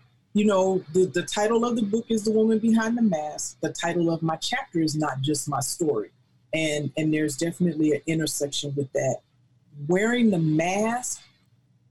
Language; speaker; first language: English; native; English